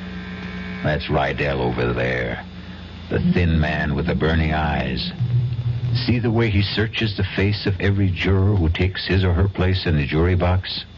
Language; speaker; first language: English; native; English